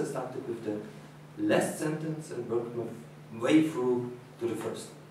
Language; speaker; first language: English; non-native, fluent; German